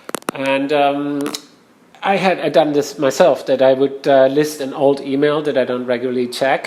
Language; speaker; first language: English; non-native, fluent; German